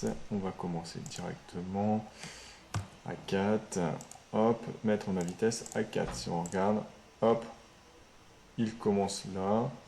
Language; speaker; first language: French; native; French